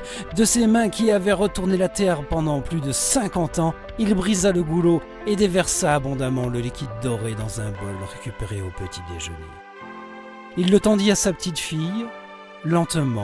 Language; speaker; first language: French; native; French